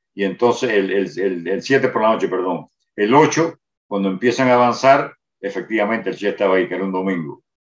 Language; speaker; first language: Spanish; native; Spanish